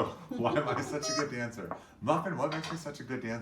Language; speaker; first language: English; native; English